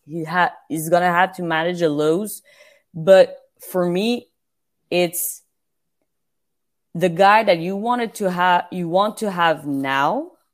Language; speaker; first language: English; non-native, fluent; French